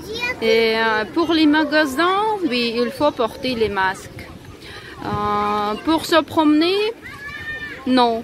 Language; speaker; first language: French; non-native, learner; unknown